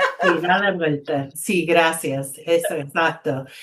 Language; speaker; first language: Spanish; non-native, fluent; English